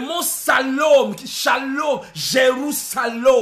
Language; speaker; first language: French; non-native, local second language; Lingala